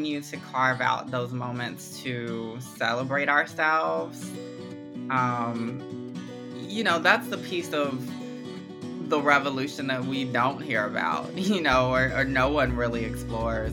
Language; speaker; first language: English; native; English